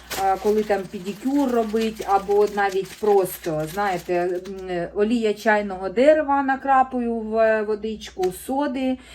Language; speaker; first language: Ukrainian; native; Ukrainian